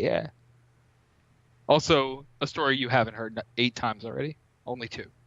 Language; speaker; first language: English; native; English